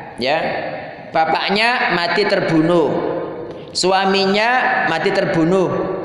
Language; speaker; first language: Indonesian; non-native, local second language; Javanese